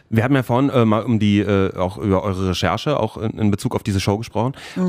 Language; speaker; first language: German; native; German